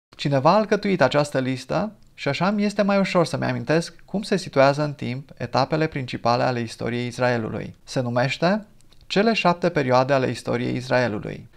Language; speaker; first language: Romanian; non-native, fluent; English